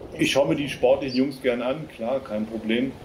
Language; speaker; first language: German; native; German